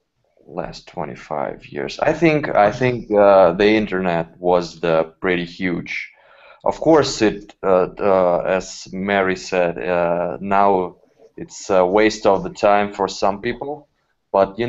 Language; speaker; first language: English; non-native, learner; Russian